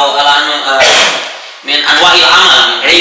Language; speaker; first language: Arabic; non-native, fluent; Indonesian